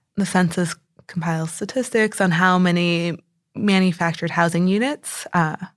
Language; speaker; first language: English; native; English